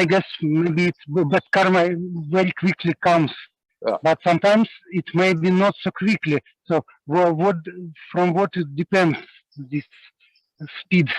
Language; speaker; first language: English; non-native, learner; Russian